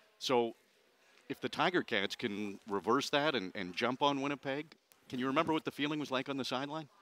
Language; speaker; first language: English; native; English